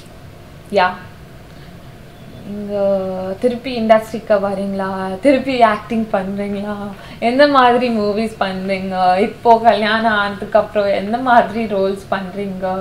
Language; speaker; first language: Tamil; non-native, fluent; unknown